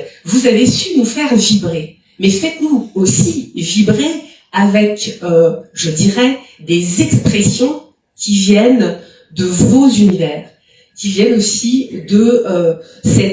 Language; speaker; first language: French; native; French